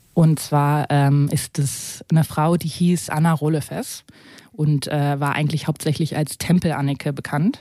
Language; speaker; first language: German; native; German